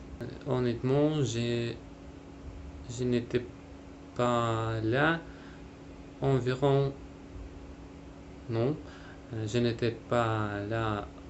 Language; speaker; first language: French; non-native, learner; Russian